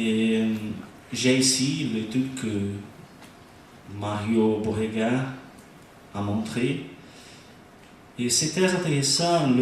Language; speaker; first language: French; non-native, learner; Portuguese